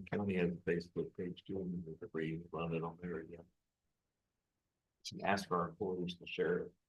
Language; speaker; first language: English; native; English